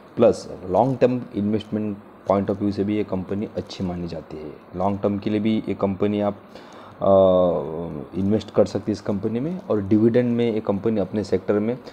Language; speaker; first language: Hindi; non-native, local second language; Marathi